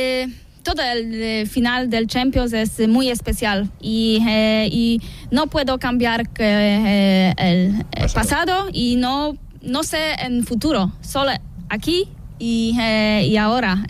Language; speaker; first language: Spanish; non-native, learner; Polish